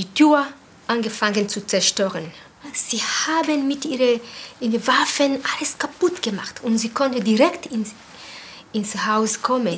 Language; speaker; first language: German; non-native, learner; Kinyarwanda